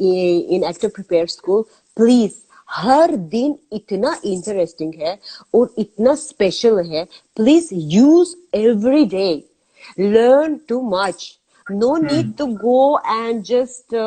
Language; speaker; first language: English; non-native, learner; Azerbaijani